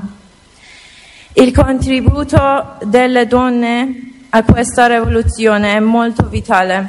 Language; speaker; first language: Italian; non-native, learner; Persian